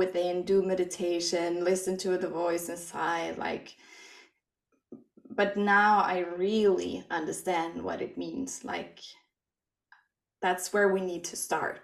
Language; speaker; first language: English; non-native, fluent; Swedish